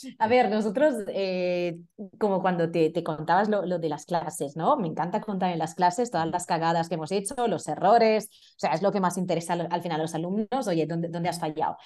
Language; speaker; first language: Spanish; non-native, fluent; Italian